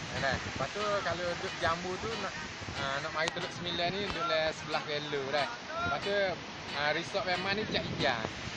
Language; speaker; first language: Malay; native; Malay